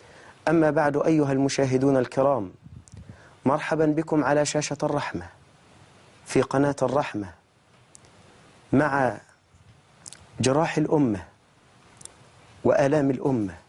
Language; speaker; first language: Arabic; native; Arabic